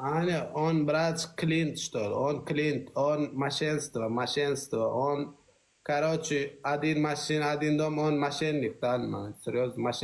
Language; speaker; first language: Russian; non-native, learner; Turkmen